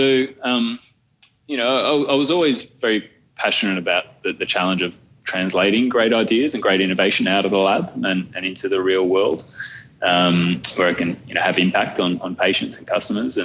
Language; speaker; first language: English; native; English